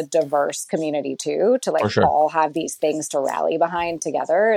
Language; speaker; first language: English; native; English